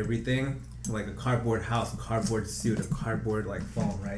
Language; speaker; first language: English; native; English